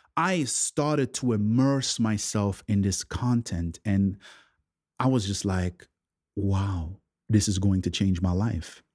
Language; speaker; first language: English; early bilingual, other home language; French